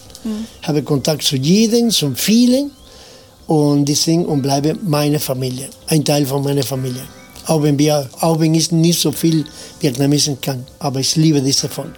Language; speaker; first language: German; non-native, fluent; Spanish